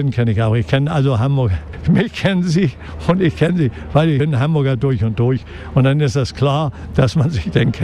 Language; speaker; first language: German; native; German